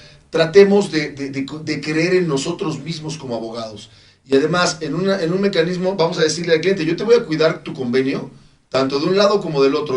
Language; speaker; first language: Spanish; native; Spanish